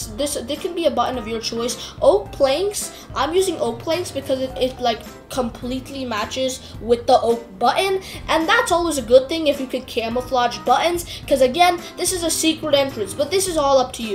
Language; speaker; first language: English; native; English